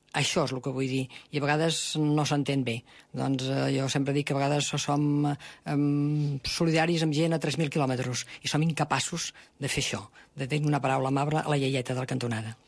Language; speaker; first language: Catalan; native; Catalan